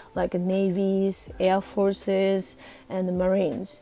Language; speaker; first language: English; non-native, fluent; Japanese